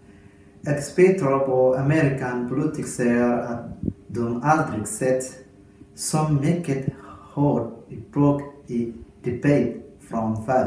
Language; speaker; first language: Swedish; non-native, learner; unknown